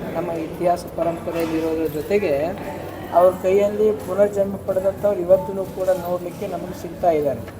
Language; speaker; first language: Kannada; native; Kannada